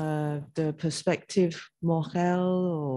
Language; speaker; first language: French; non-native, learner; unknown